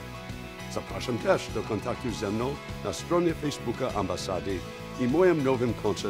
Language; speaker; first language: Polish; non-native, fluent; English